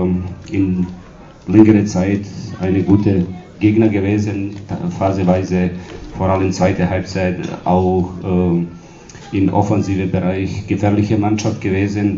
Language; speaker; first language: German; non-native, fluent; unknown